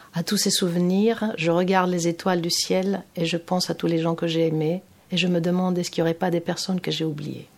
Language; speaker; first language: French; non-native, fluent; Greek